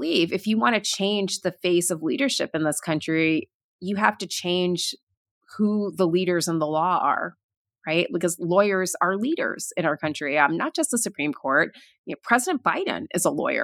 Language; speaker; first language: English; native; English